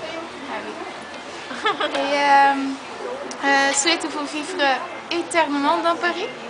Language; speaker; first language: French; non-native, learner; Dutch